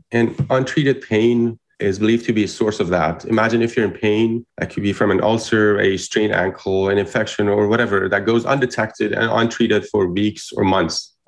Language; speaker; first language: English; non-native, fluent; Persian